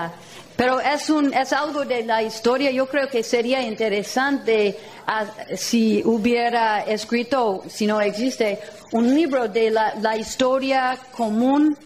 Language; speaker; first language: Spanish; non-native, fluent; English